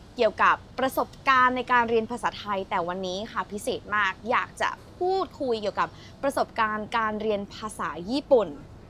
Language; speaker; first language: Thai; native; Thai